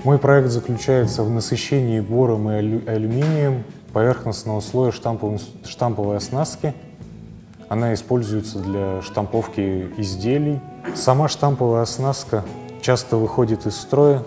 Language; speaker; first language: Russian; native; Russian